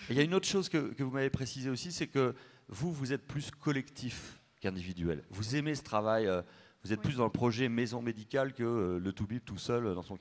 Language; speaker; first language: French; native; French